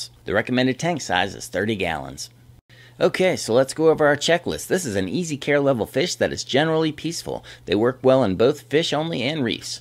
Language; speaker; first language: English; native; English